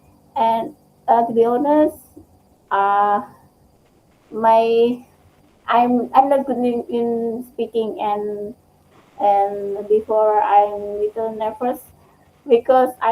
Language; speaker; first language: English; non-native, learner; Indonesian